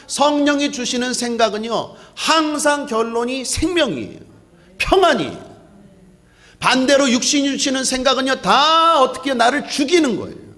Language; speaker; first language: Korean; native; Korean